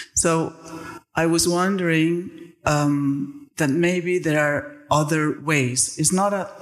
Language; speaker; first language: English; non-native, fluent; Spanish